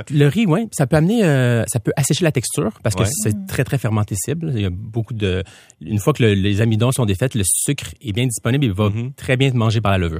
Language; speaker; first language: French; native; French